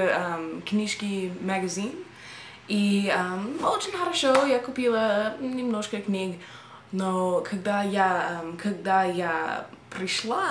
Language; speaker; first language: Russian; non-native, learner; English